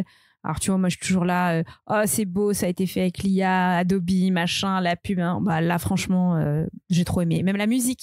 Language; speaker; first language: French; native; French